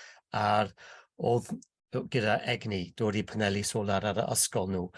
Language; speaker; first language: Welsh; non-native, local second language; English